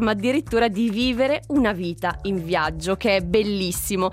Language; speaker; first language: Italian; native; Italian